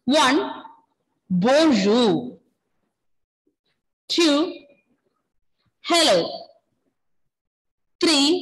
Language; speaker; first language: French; non-native, fluent; Malayalam